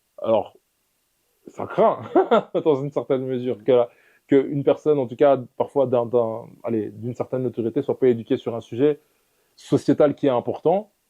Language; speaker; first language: French; early bilingual, other home language; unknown